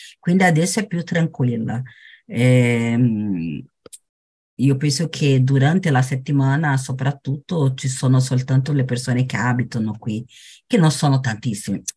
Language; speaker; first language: Italian; non-native, fluent; Portuguese